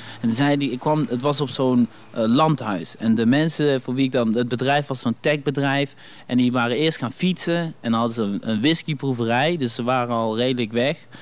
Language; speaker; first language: Dutch; early bilingual, other home language; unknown